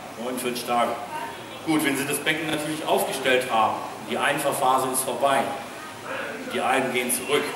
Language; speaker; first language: German; native; German